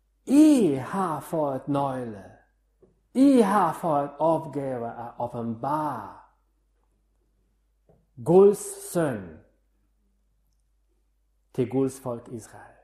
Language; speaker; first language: Danish; non-native, fluent; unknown